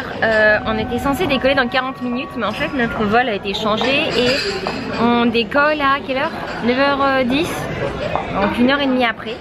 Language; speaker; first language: French; native; French